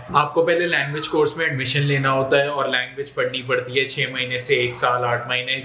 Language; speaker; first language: Urdu; native; Urdu